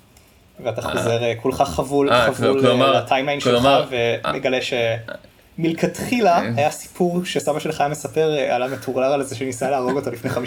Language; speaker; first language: Hebrew; native; Hebrew